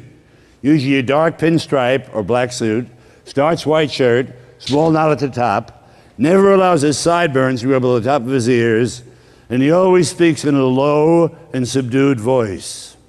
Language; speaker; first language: English; native; English